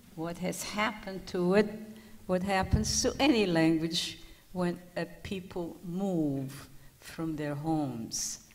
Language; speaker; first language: English; non-native, fluent; Ladino